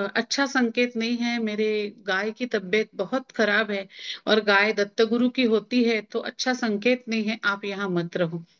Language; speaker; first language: Hindi; non-native, local second language; Marathi